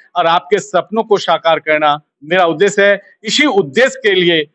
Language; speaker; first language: Hindi; native; Hindi